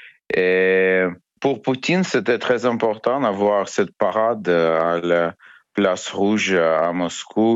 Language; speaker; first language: French; non-native, learner; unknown